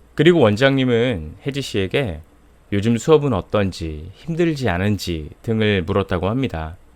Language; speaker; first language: Korean; native; Korean